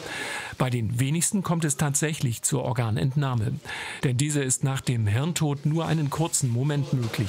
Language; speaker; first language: German; native; German